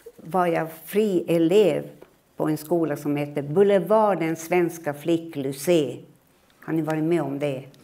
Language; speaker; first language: Swedish; early bilingual, other home language; Finnish